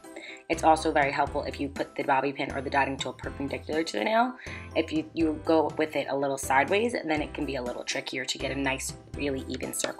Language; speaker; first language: English; native; English